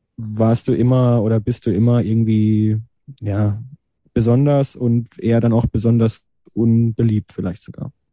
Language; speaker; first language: German; native; German